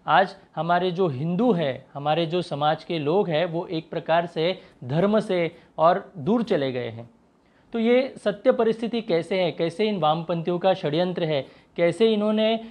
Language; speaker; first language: Hindi; non-native, local second language; Marathi